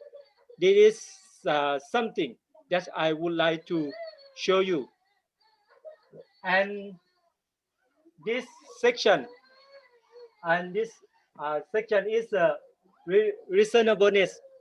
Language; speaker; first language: English; non-native, learner; Thai